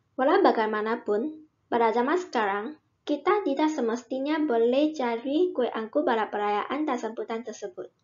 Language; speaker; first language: Malay; non-native, local second language; Min Nan Chinese